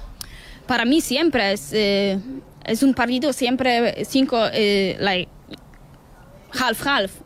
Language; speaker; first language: Spanish; non-native, learner; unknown